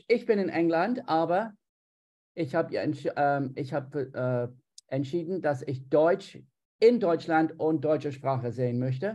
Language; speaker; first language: German; non-native, fluent; English